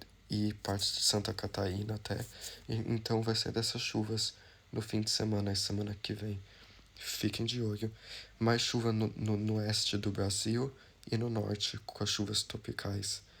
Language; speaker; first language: Portuguese; non-native, learner; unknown